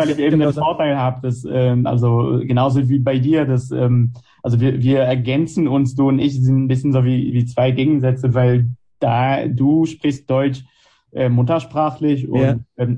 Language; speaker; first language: German; non-native, fluent; Hebrew